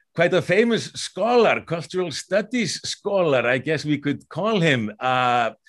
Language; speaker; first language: English; non-native, fluent; Icelandic